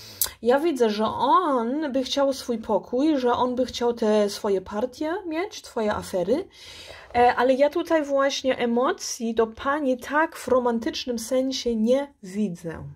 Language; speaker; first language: Polish; early bilingual, heritage; Polish